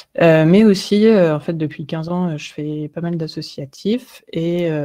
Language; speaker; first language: French; native; French